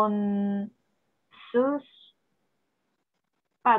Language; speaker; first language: Spanish; non-native, learner; Korean